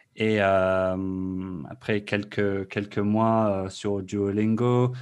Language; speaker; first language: French; non-native, fluent; English